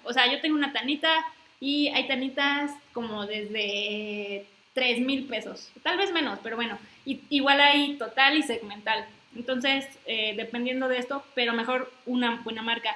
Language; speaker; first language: Spanish; native; Spanish